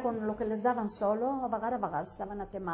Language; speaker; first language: Spanish; early bilingual, heritage; Ladino